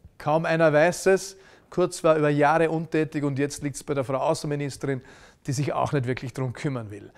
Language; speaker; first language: German; native; German